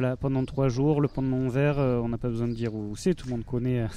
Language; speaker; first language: French; native; French